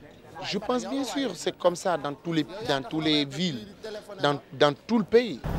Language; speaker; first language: French; non-native, local second language; Wolof